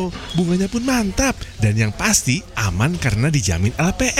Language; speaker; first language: Indonesian; native; Indonesian